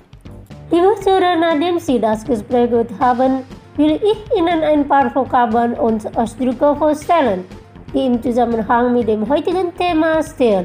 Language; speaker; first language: German; non-native, fluent; Indonesian